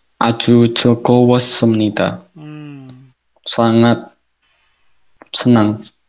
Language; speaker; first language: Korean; non-native, learner; Indonesian